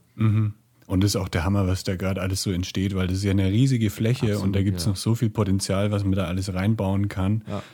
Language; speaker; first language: German; native; German